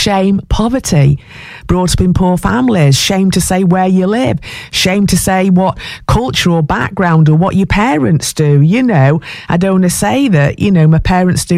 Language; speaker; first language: English; native; English